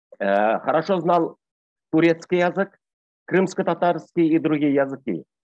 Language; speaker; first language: Russian; non-native, local second language; Bashkir